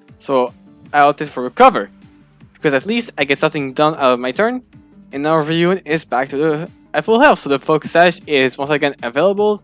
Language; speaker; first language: English; non-native, fluent; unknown